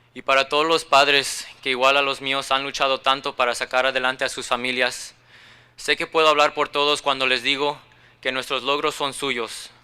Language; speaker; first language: Spanish; early bilingual, other home language; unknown